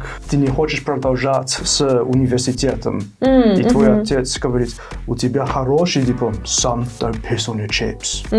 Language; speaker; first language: Russian; non-native, fluent; English